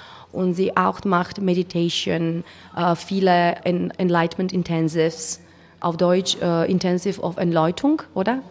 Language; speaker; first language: German; non-native, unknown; Macedonian